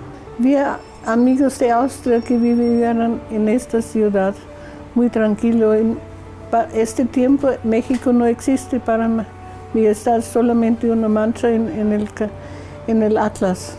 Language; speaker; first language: Spanish; non-native, learner; German